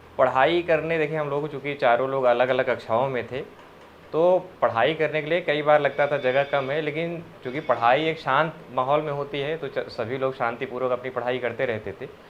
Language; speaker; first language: Hindi; native; Hindi